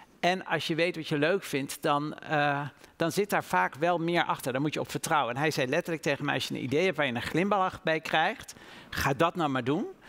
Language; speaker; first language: Dutch; native; Dutch